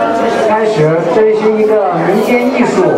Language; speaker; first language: Chinese; native; Chinese